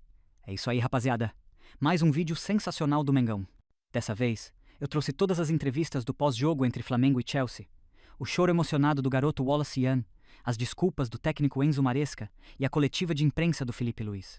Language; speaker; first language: Portuguese; native; Portuguese